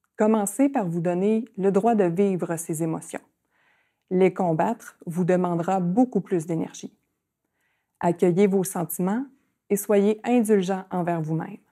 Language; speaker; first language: French; native; French